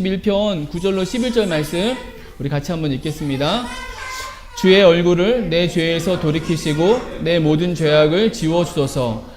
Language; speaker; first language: Korean; native; Korean